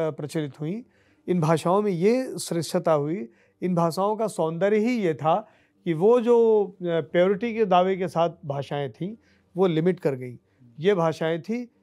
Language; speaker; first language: Hindi; native; Hindi